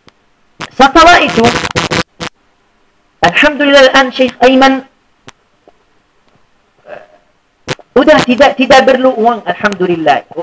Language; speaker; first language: Indonesian; non-native, fluent; Arabic